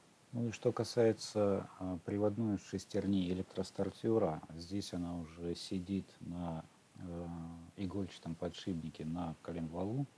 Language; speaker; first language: Russian; native; Russian